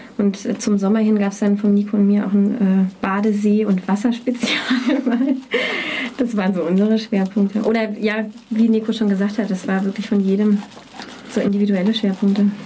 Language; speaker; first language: German; native; German